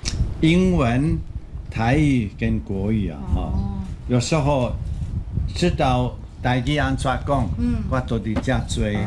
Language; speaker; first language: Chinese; non-native, fluent; German